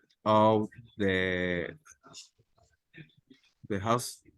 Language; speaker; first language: English; non-native, learner; Spanish